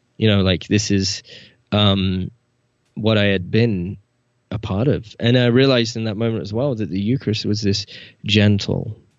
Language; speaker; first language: English; native; English